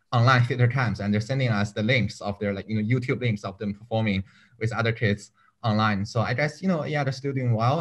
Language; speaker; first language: English; non-native, fluent; Chinese